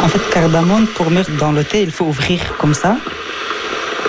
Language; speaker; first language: French; early bilingual, other home language; Persian